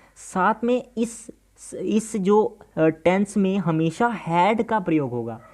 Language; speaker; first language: Hindi; non-native, local second language; Punjabi